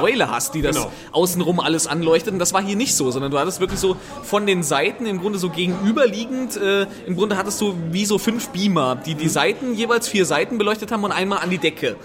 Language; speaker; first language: German; native; German